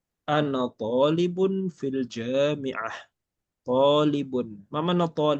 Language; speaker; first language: Arabic; non-native, fluent; Malay